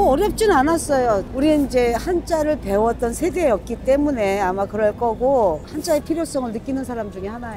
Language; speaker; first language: Korean; native; Korean